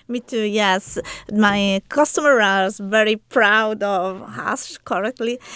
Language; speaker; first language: English; non-native, learner; Italian